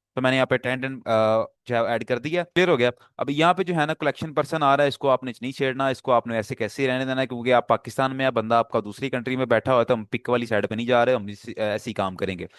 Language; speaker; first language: Urdu; non-native, local second language; Punjabi